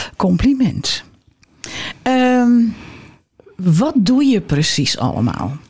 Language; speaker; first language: Dutch; native; Dutch